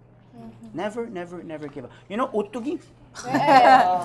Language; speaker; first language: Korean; non-native, learner; French